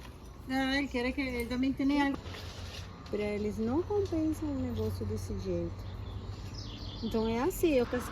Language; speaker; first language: Portuguese; non-native, learner; Spanish